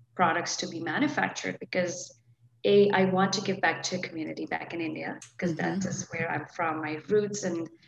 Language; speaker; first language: English; non-native, local second language; Hindi